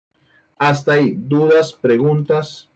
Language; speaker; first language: Spanish; native; Spanish